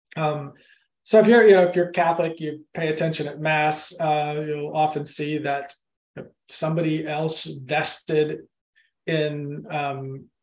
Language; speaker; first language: English; native; English